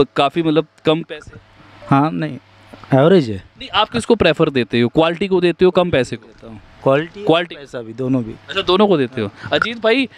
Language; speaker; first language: Hindi; native; Hindi